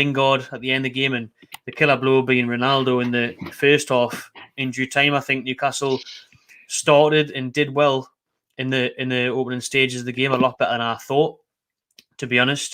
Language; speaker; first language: English; native; English